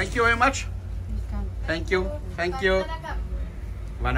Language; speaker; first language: English; non-native, learner; French